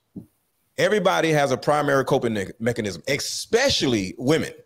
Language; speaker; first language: English; native; English